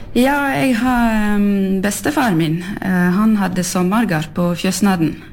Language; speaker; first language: Norwegian; early bilingual, heritage; French